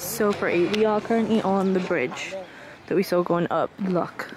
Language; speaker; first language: English; native; English